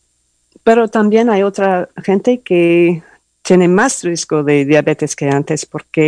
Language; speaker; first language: Spanish; non-native, learner; English